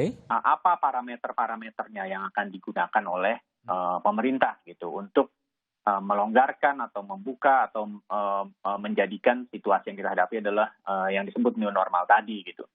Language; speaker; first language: Indonesian; native; Indonesian